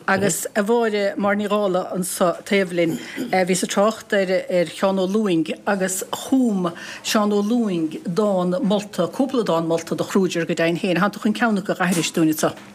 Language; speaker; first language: Irish; native; Irish